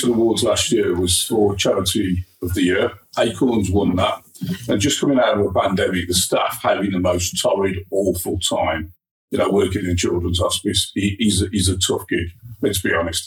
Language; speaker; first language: English; native; English